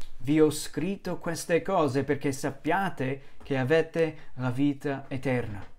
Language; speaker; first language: Italian; non-native, fluent; English